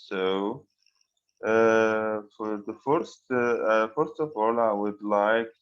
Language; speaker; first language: English; non-native, fluent; Arabic